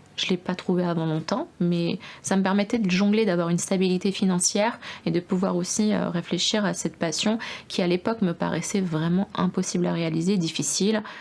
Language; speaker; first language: French; early bilingual, other home language; Russian